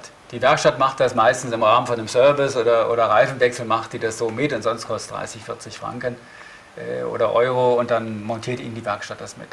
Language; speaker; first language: German; native; German